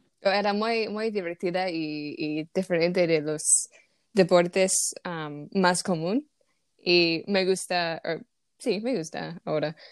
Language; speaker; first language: Spanish; non-native, learner; English